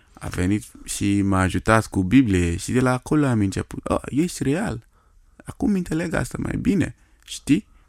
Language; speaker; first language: Romanian; non-native, fluent; Yoruba